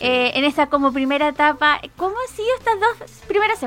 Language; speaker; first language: Spanish; native; Spanish